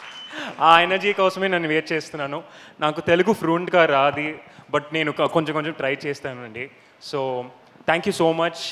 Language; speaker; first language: Telugu; early bilingual, heritage; Tamil